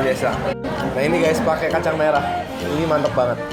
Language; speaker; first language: Indonesian; native; Indonesian